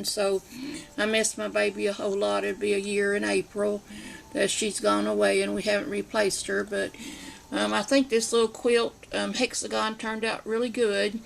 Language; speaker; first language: English; native; English